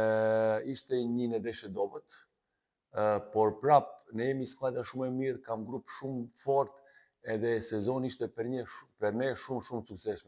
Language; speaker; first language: Albanian; non-native, fluent; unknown